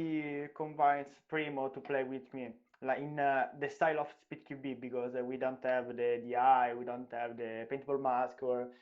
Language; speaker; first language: English; non-native, learner; Italian